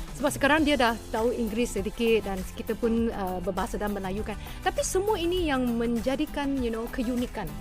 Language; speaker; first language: Malay; non-native, local second language; Chinese